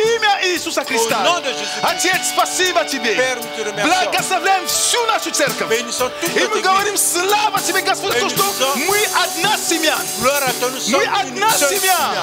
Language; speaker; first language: Russian; native; Russian